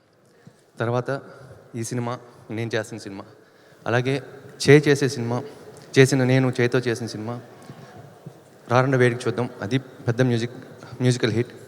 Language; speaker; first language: Telugu; native; Telugu